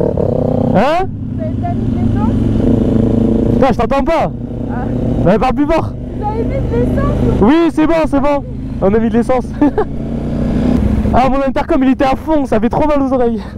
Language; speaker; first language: French; native; French